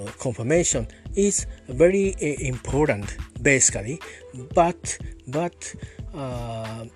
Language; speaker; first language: English; non-native, learner; Japanese